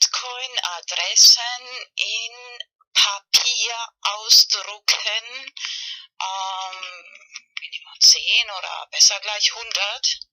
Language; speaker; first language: German; non-native, fluent; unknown